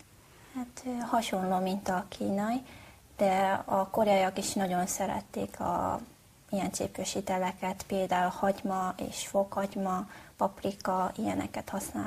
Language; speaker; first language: Hungarian; non-native, learner; Korean